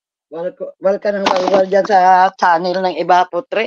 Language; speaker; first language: Filipino; native; Filipino